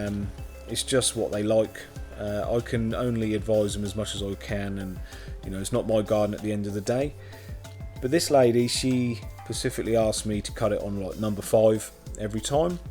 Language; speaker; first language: English; native; English